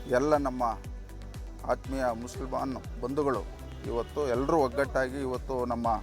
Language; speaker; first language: Kannada; native; Kannada